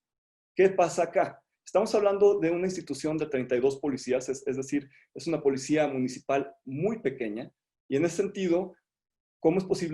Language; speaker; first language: Spanish; native; Spanish